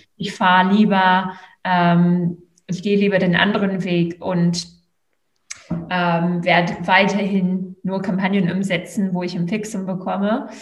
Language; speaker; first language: German; non-native, fluent; English